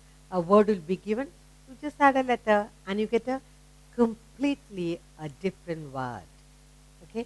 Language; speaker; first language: English; non-native, local second language; Tamil